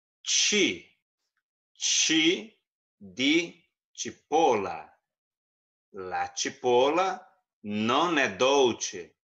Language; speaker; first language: Italian; non-native, fluent; Portuguese